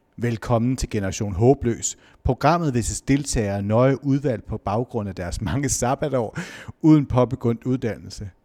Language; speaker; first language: Danish; native; Danish